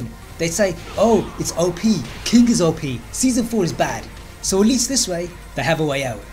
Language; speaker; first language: English; native; English